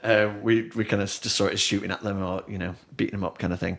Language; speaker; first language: English; native; English